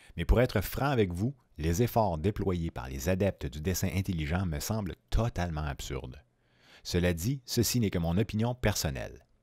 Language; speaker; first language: French; native; French